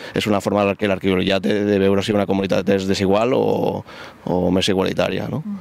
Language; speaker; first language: Catalan; non-native, local second language; Spanish